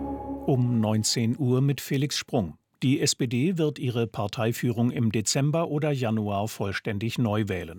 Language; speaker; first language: German; native; German